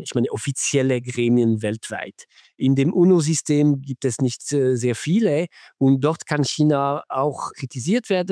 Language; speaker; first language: German; non-native, fluent; French